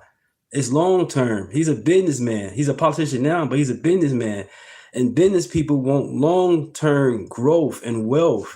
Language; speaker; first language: English; native; English